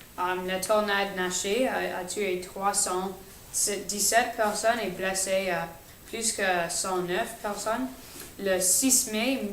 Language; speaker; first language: French; non-native, learner; English